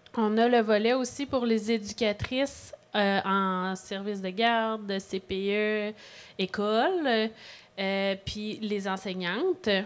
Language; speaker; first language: French; native; French